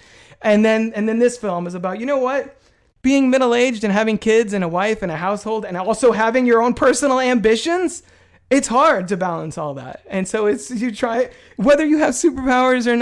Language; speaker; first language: English; native; English